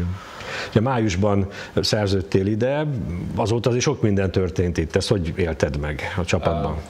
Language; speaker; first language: Hungarian; native; Hungarian